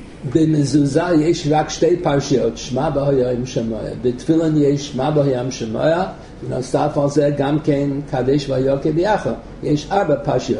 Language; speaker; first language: Hebrew; non-native, fluent; English